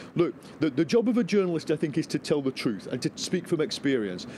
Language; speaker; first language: English; native; English